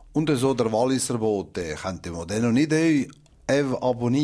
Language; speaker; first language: German; native; German